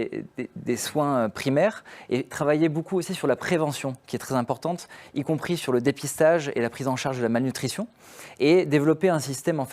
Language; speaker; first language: French; native; French